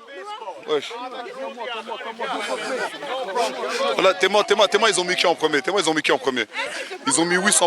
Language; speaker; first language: French; native; French